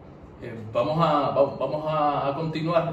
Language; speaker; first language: Spanish; native; Spanish